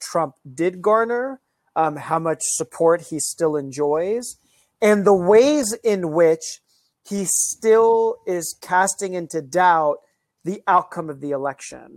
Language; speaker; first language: English; native; English